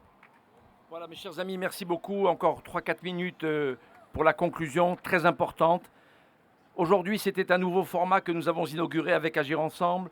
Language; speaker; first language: French; native; French